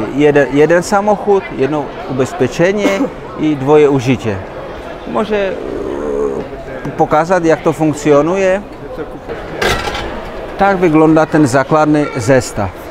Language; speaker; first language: Polish; non-native, learner; Czech